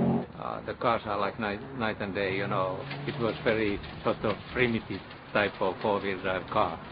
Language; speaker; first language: English; non-native, fluent; Finnish